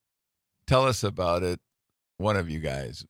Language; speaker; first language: English; native; English